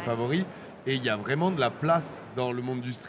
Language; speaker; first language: French; native; French